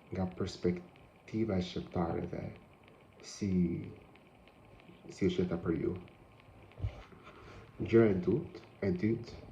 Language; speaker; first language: Albanian; non-native, learner; English